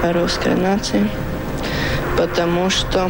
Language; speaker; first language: Russian; non-native, local second language; Latvian